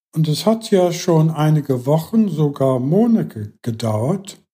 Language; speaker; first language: German; non-native, fluent; English